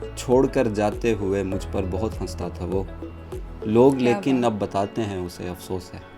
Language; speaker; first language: Urdu; non-native, local second language; Balti